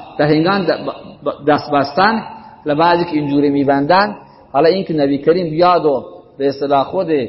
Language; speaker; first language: Persian; native; Persian